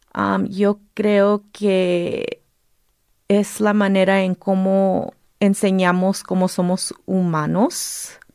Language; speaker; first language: Spanish; early bilingual, heritage; Spanish